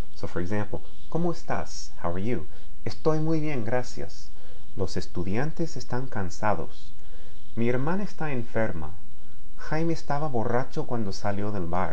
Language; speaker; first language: Spanish; non-native, fluent; English